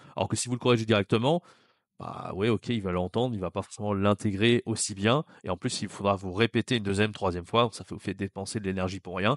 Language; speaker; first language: French; native; French